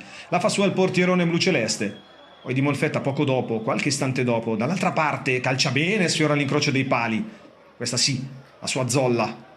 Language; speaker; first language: Italian; native; Italian